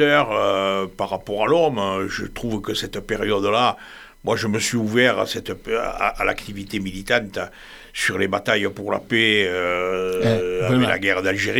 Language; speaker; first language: French; native; French